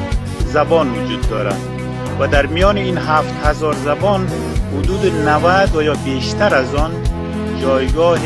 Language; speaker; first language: Persian; non-native, local second language; Uzbek